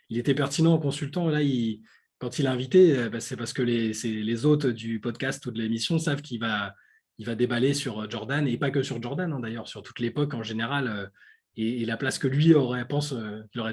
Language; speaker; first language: French; native; French